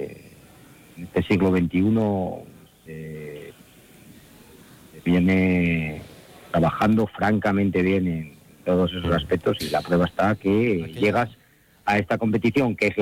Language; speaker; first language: Spanish; native; Spanish